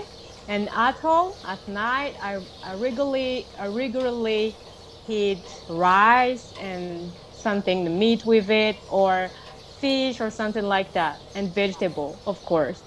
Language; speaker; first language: English; non-native, fluent; Malagasy